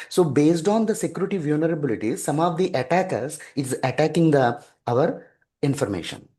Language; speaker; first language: English; non-native, local second language; Telugu